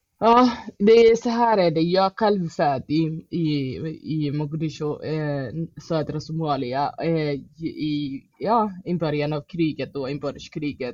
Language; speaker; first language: Swedish; non-native, fluent; Somali